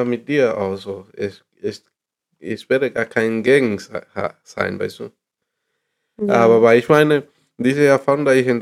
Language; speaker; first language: German; non-native, learner; Spanish